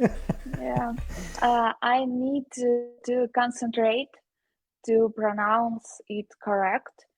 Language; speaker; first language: English; non-native, learner; Ukrainian